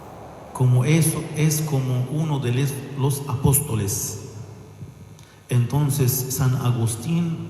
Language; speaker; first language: Spanish; non-native, fluent; Arabic